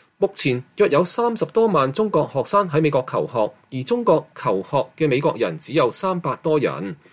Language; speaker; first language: Chinese; non-native, local second language; Cantonese